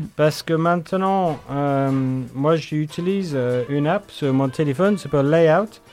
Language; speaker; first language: French; non-native, fluent; English